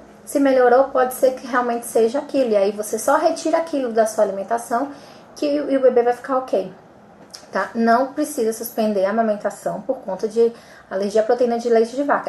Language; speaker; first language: Portuguese; native; Portuguese